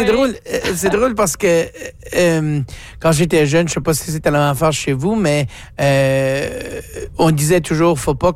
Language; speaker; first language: French; native; French